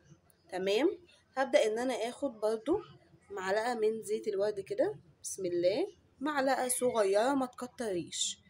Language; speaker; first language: Arabic; native; Arabic